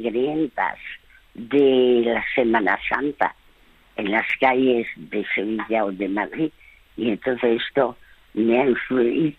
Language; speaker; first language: Spanish; early bilingual, other home language; French